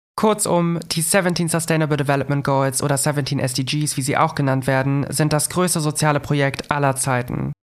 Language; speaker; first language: German; native; German